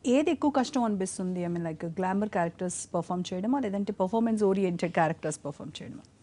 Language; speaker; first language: Telugu; native; Telugu